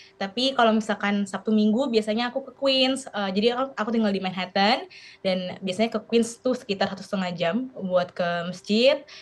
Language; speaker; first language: Indonesian; native; Indonesian